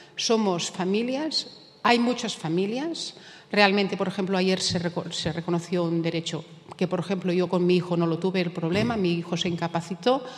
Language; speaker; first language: Spanish; native; Spanish